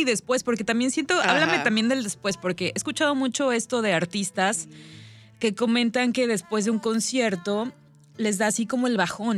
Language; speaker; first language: Spanish; native; Spanish